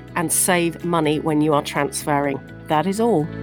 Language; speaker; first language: English; native; English